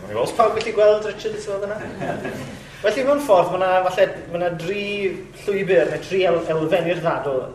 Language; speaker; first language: Welsh; native; Welsh